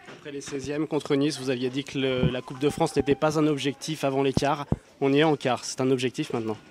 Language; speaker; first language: French; native; French